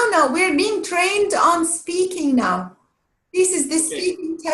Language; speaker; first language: English; non-native, fluent; Arabic